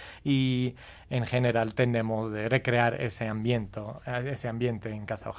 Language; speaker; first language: Spanish; non-native, fluent; English